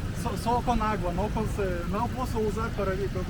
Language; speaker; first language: Portuguese; non-native, learner; Russian